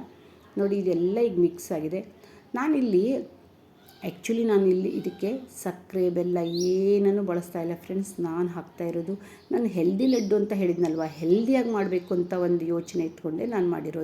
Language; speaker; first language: Kannada; native; Kannada